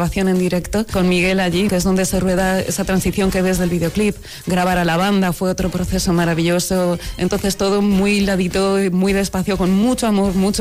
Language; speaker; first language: Spanish; non-native, local second language; Galician